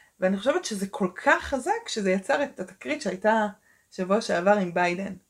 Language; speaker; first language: Hebrew; early bilingual, other home language; Russian